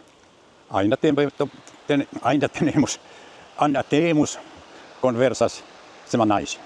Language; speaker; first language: Portuguese; non-native, learner; Finnish